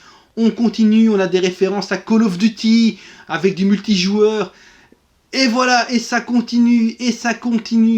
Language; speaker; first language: French; native; French